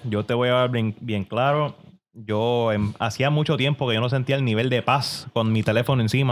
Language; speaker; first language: Spanish; native; Spanish